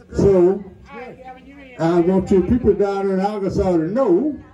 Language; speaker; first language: English; native; English